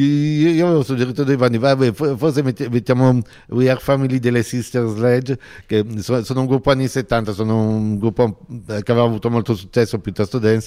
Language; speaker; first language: Italian; native; Italian